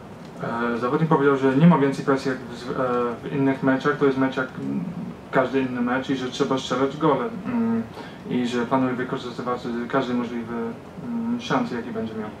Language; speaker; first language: Polish; early bilingual, heritage; Polish